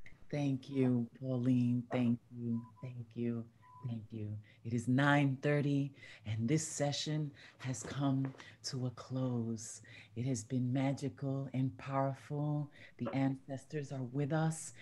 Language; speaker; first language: English; early bilingual, other home language; Spanish